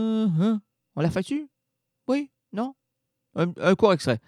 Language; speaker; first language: French; native; French